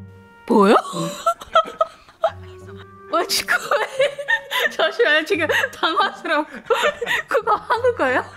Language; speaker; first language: Korean; non-native, fluent; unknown